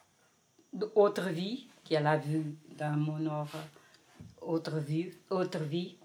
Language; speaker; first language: French; non-native, fluent; Portuguese